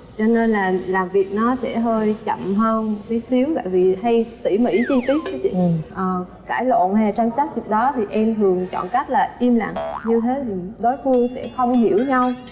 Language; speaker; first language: Vietnamese; native; Vietnamese